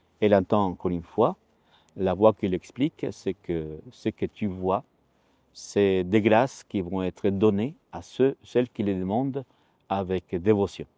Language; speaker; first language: French; non-native, fluent; Spanish